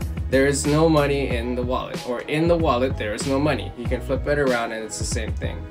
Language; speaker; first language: English; native; English